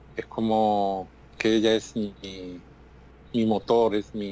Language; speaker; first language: Spanish; native; Spanish